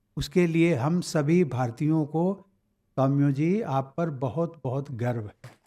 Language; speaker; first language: Hindi; native; Hindi